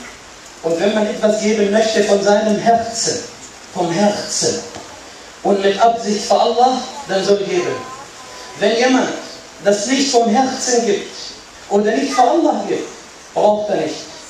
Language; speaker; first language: German; non-native, fluent; Arabic